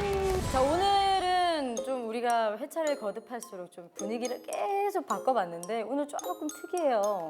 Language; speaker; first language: Korean; native; Korean